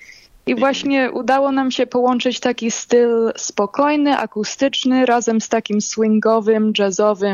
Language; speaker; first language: Polish; early bilingual, heritage; Polish